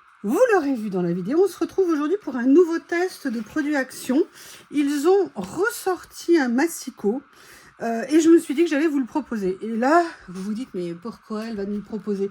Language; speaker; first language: French; native; French